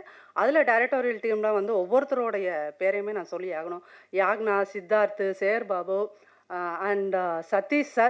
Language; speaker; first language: Tamil; native; Tamil